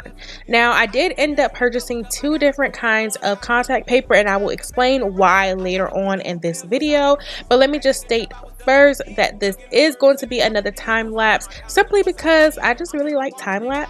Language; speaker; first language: English; native; English